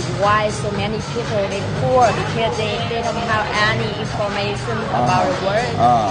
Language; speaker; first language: English; non-native, learner; Vietnamese